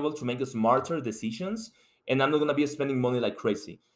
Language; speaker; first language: English; non-native, fluent; Spanish